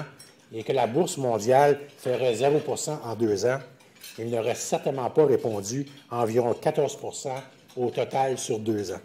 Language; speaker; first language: French; native; French